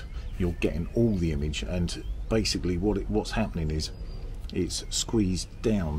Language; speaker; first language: English; native; English